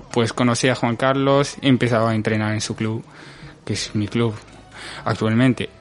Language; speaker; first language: Spanish; non-native, fluent; Arabic